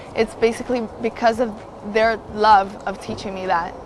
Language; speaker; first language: English; early bilingual, other home language; Portuguese